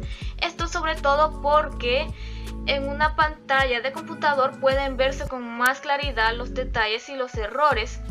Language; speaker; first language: Spanish; native; Spanish